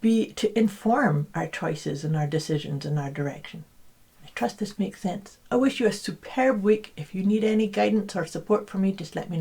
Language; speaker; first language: English; native; English